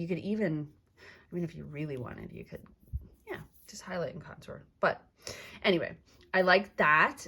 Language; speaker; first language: English; native; English